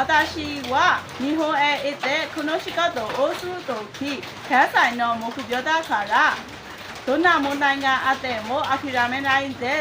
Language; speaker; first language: Japanese; non-native, learner; Burmese